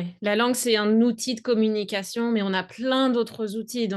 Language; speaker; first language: French; native; French